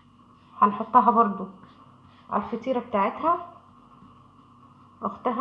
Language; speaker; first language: Arabic; native; Arabic